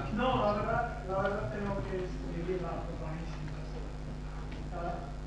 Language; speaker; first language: Spanish; non-native, fluent; Portuguese